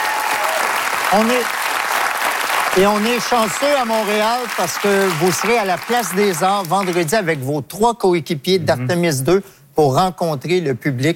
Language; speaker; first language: French; native; French